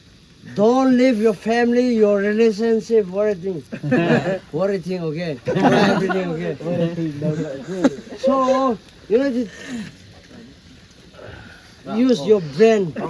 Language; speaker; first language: English; non-native, learner; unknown